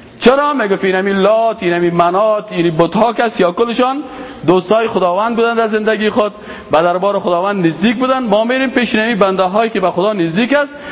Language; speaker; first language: Persian; native; Persian